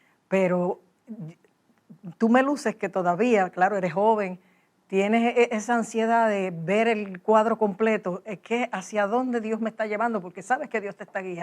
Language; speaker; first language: Spanish; native; Spanish